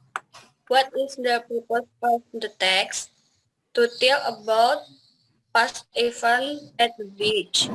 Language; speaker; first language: English; non-native, learner; Indonesian